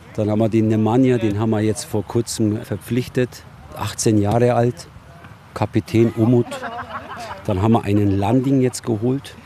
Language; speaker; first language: German; early bilingual, other home language; Turkish